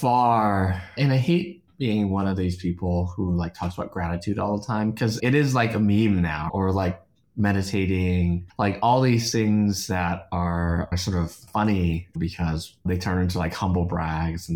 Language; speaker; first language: English; native; English